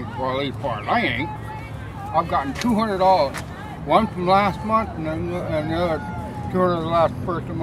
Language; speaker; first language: English; native; English